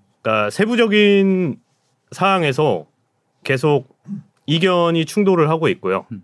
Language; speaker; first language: Korean; native; Korean